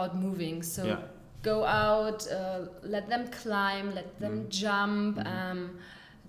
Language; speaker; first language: English; non-native, learner; German